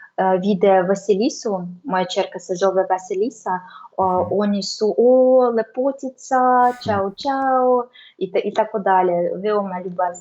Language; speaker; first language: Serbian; non-native, learner; Russian